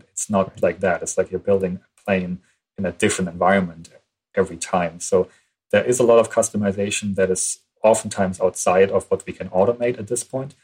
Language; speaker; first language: English; non-native, fluent; German